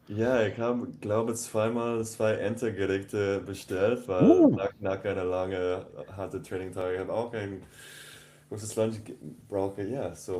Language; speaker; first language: German; non-native, learner; English